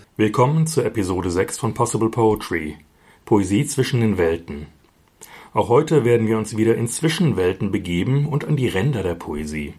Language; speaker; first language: German; native; German